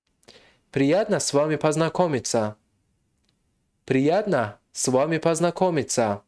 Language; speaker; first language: Russian; non-native, fluent; Tajik